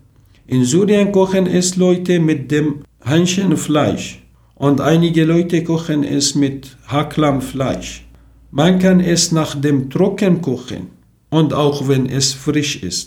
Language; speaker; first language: German; non-native, learner; Arabic